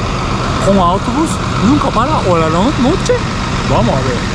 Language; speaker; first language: Spanish; non-native, learner; Japanese